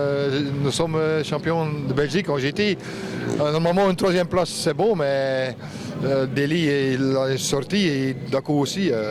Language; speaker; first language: French; non-native, local second language; Dutch